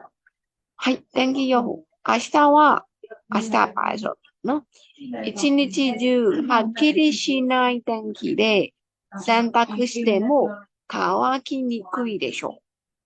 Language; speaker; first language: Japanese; non-native, fluent; Burmese